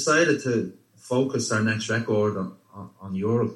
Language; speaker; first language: English; native; English